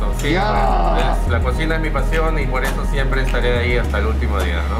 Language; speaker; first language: Spanish; native; Spanish